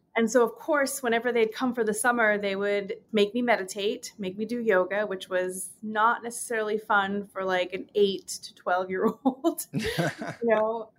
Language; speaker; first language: English; native; English